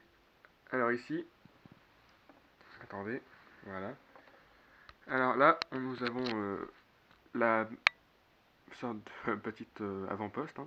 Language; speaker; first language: French; native; French